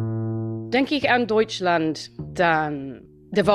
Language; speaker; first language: German; non-native, fluent; English